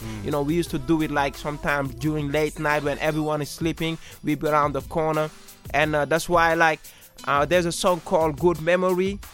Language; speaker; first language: English; non-native, local second language; Wolof